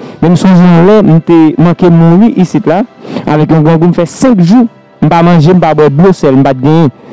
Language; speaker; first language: Haitian Creole; native; Haitian Creole